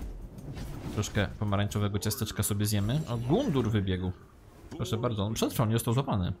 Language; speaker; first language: Polish; native; Polish